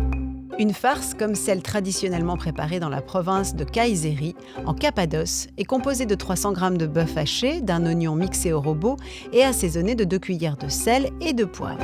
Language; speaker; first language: French; native; French